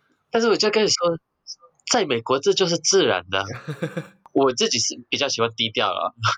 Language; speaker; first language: Chinese; early bilingual, heritage; Chinese